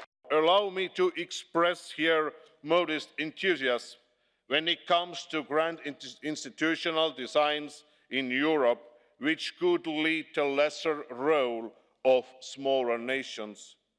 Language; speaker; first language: English; non-native, fluent; Estonian